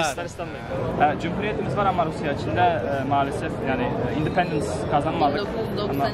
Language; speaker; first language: Turkish; non-native, learner; Tatar